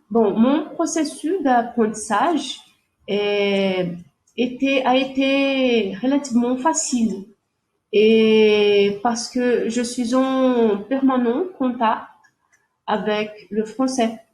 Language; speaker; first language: French; non-native, fluent; Portuguese